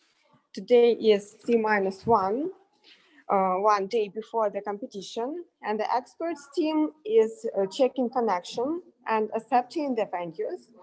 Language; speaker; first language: English; non-native, fluent; Russian